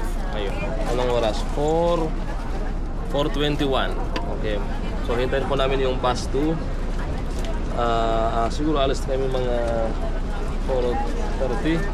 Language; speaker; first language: Filipino; non-native, fluent; Indonesian